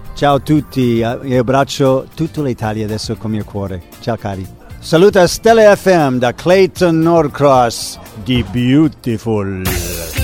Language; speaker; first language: Italian; non-native, fluent; English